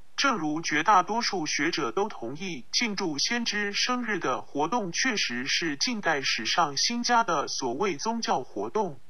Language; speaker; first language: Chinese; non-native, local second language; Cantonese